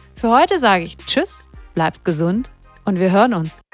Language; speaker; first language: German; native; German